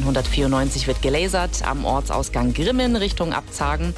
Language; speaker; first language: German; native; German